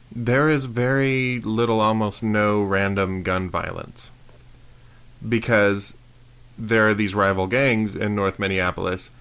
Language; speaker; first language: English; native; English